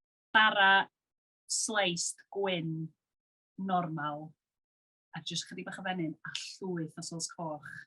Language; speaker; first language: Welsh; native; Welsh